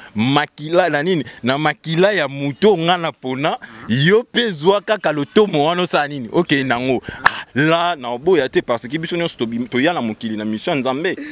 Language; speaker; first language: Lingala; native; Lingala